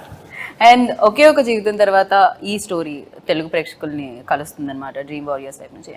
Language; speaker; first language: Telugu; native; Telugu